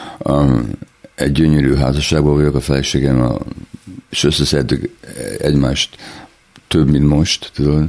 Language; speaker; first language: Hungarian; native; Hungarian